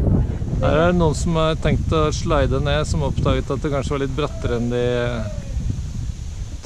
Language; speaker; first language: Norwegian; native; Norwegian